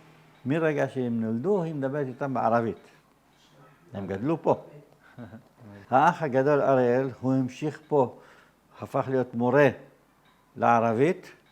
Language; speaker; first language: Hebrew; early bilingual, other home language; Arabic